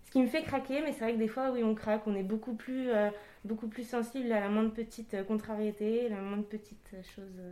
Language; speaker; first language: French; native; French